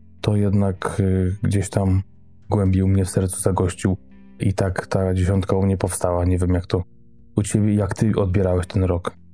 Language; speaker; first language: Polish; native; Polish